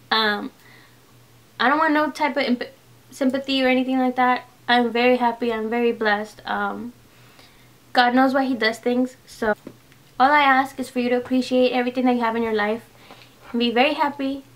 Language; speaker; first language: English; early bilingual, other home language; Spanish